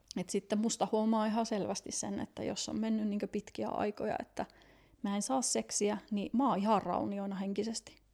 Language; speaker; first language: Finnish; native; Finnish